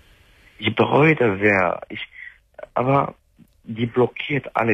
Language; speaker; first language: German; non-native, fluent; Arabic